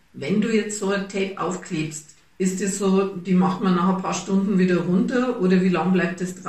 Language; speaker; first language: German; native; German